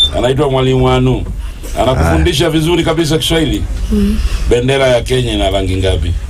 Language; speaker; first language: Swahili; non-native, local second language; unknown